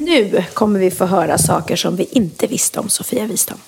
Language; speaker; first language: Swedish; native; Swedish